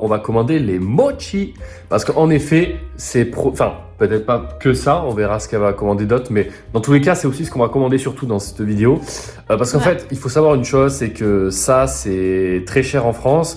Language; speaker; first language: French; native; French